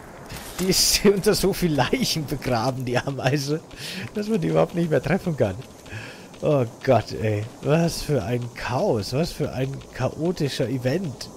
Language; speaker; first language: German; native; German